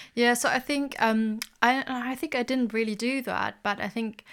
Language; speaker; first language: English; non-native, fluent; German